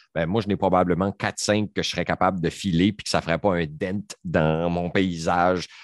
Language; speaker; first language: French; native; French